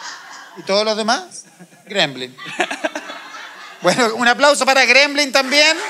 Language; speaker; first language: Spanish; native; Spanish